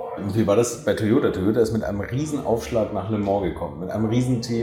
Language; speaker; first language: German; native; German